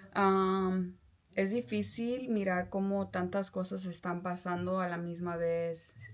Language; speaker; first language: Spanish; early bilingual, heritage; Spanish